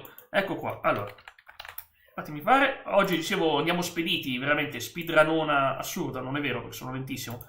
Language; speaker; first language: Italian; native; Italian